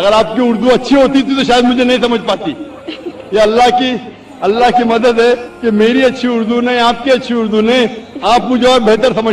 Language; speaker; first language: Hindi; non-native, local second language; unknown